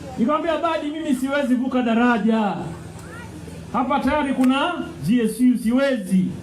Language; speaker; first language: Swahili; native; Swahili